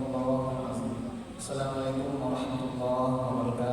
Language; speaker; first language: Indonesian; native; Indonesian